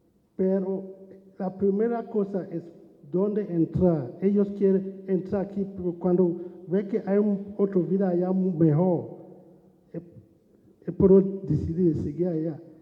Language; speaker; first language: Spanish; non-native, learner; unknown